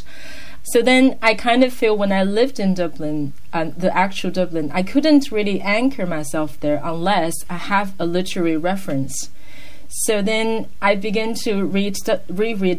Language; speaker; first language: English; non-native, fluent; Chinese